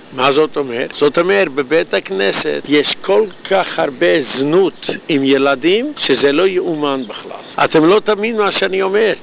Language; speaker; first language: Hebrew; non-native, fluent; Yiddish